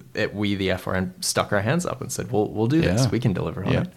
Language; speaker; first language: English; native; English